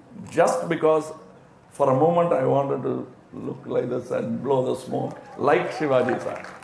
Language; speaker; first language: English; non-native, local second language; Tamil